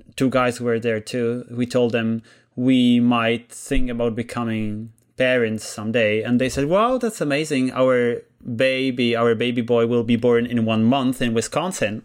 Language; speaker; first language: English; non-native, fluent; Czech